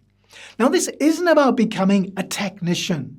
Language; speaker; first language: English; native; English